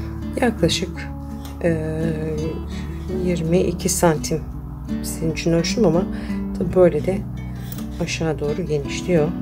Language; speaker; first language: Turkish; native; Turkish